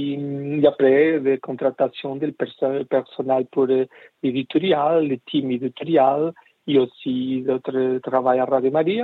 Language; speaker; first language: French; non-native, learner; Portuguese